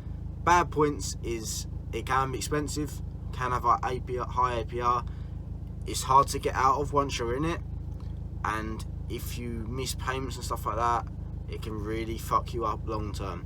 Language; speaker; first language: English; native; English